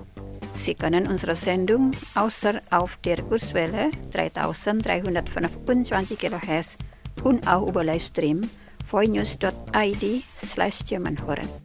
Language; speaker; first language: German; non-native, fluent; Indonesian